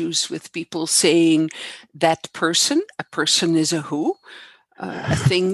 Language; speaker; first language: English; non-native, fluent; Dutch